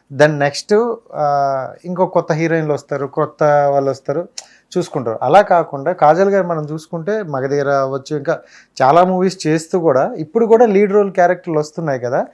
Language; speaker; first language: Telugu; native; Telugu